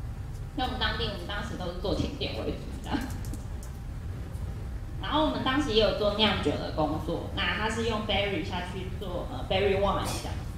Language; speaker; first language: Chinese; native; Chinese